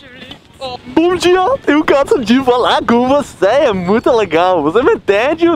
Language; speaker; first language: Portuguese; non-native, learner; Dutch